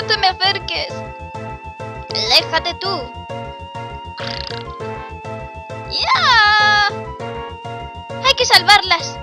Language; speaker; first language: Spanish; native; Spanish